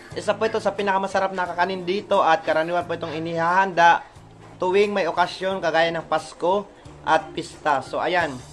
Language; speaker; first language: Filipino; non-native, local second language; Waray